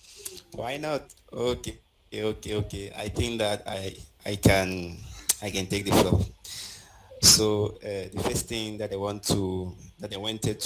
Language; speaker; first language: English; non-native, learner; French